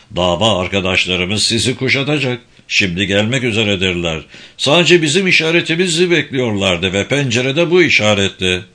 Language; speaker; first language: Turkish; native; Turkish